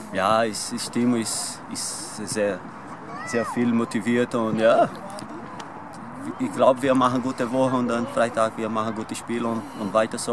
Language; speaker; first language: German; non-native, learner; Portuguese